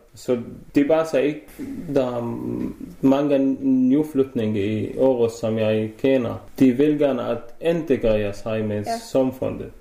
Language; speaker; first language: Danish; non-native, learner; Arabic